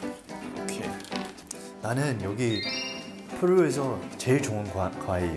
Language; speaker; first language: Korean; non-native, learner; Spanish